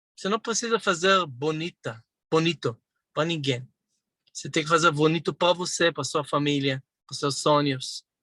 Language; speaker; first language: Portuguese; non-native, fluent; Hebrew